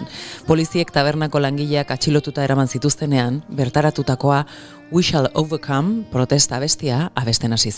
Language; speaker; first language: Basque; native; Basque